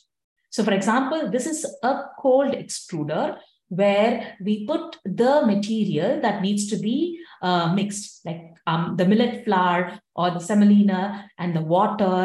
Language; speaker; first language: English; non-native, local second language; Tamil